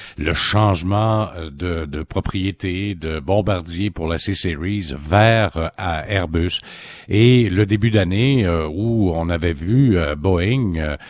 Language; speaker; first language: French; native; French